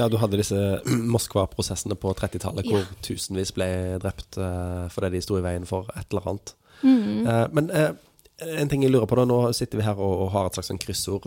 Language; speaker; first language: Norwegian; native; Norwegian